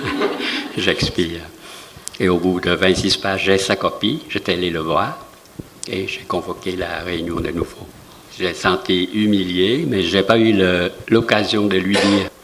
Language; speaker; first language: French; non-native, fluent; Vietnamese